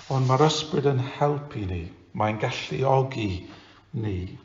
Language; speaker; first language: Welsh; non-native, fluent; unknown